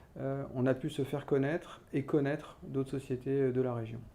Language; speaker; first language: French; native; French